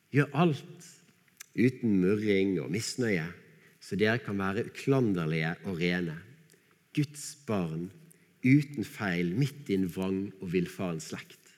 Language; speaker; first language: Norwegian; native; Norwegian